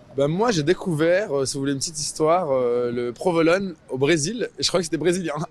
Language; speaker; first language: French; native; French